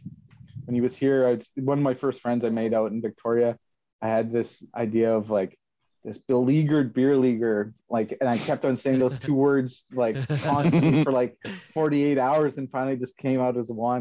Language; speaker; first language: English; native; English